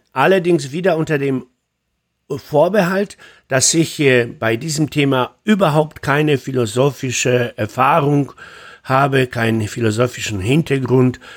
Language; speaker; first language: German; non-native, fluent; Polish